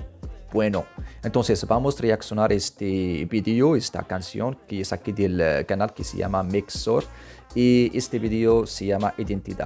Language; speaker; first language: Spanish; non-native, fluent; Arabic